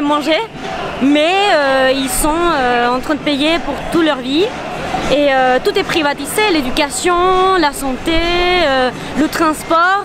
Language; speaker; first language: French; non-native, fluent; Spanish